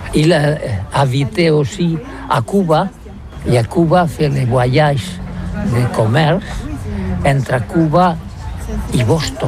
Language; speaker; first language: French; non-native, learner; Catalan